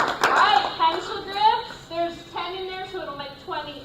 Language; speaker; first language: English; native; English